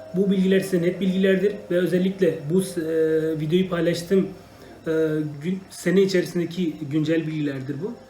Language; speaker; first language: Turkish; non-native, fluent; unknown